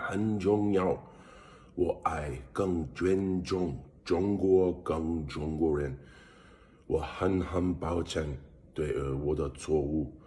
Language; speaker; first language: Chinese; non-native, learner; English